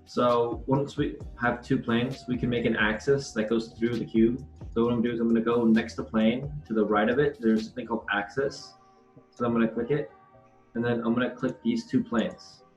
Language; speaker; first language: English; native; English